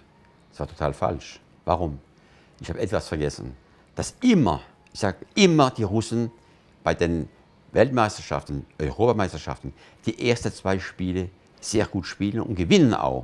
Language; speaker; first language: German; non-native, fluent; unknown